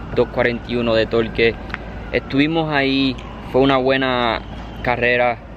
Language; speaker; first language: Spanish; early bilingual, other home language; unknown